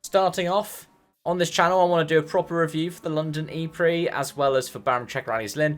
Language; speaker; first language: English; native; English